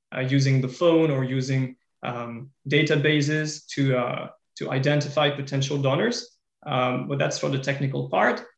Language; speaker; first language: English; non-native, fluent; French